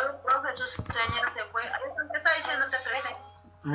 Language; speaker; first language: Spanish; native; Spanish